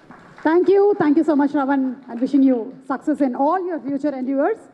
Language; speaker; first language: Telugu; native; Telugu